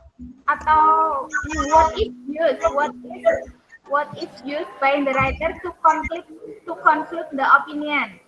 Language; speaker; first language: English; non-native, learner; Indonesian